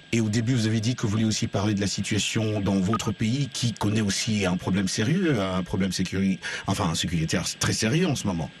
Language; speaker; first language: French; non-native, local second language; Luba-Lulua